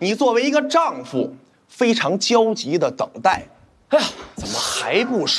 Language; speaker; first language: Chinese; native; Chinese